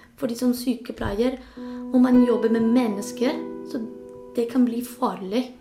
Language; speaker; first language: Norwegian; non-native, local second language; Spanish